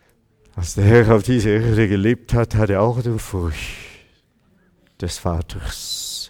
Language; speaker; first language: German; non-native, fluent; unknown